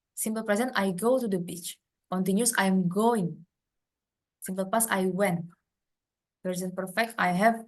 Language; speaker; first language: English; non-native, fluent; Indonesian